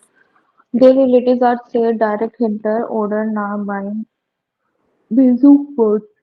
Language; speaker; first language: German; non-native, learner; Hindi